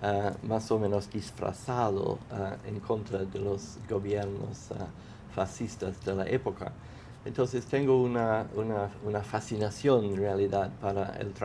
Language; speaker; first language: Spanish; non-native, fluent; English